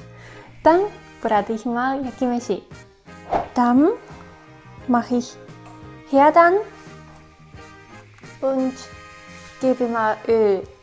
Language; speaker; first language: German; non-native, learner; Japanese